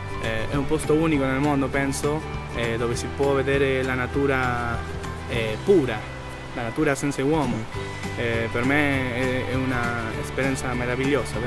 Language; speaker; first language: Italian; non-native, fluent; Spanish